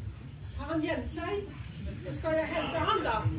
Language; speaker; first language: Norwegian; non-native, fluent; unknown